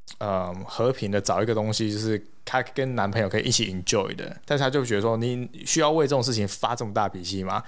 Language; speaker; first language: Chinese; native; Chinese